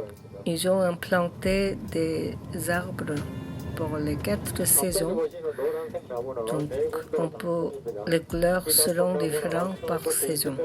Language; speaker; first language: French; non-native, learner; Korean